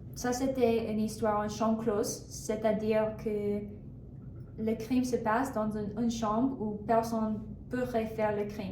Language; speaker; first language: French; non-native, learner; English